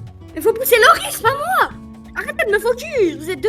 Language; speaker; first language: French; native; French